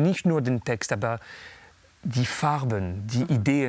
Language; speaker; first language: German; non-native, learner; French